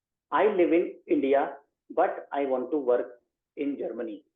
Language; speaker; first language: English; non-native, local second language; Hindi